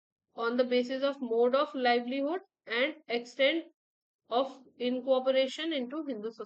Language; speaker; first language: English; non-native, local second language; Hindi